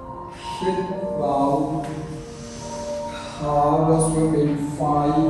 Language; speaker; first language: Vietnamese; non-native, learner; Hindi